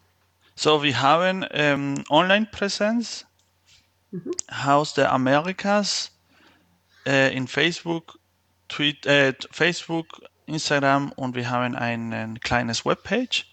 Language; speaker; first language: German; non-native, fluent; Spanish